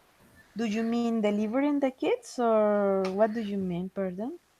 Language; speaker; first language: English; non-native, fluent; Spanish